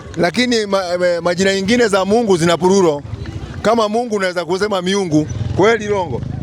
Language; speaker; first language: Swahili; non-native, local second language; Kikuyu